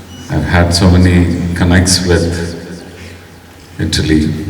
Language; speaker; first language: English; non-native, local second language; Malayalam